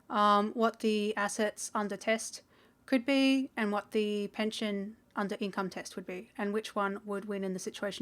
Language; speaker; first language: English; native; English